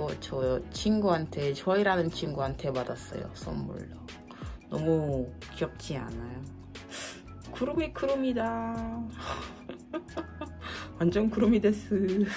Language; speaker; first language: Korean; non-native, fluent; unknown